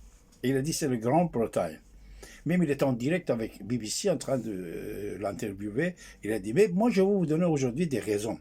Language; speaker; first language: French; non-native, fluent; Persian